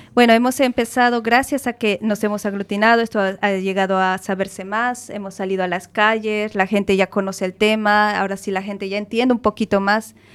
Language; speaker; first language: Spanish; native; Spanish